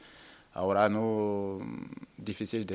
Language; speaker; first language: Spanish; non-native, learner; French